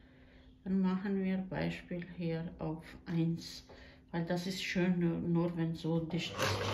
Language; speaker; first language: German; non-native, learner; Croatian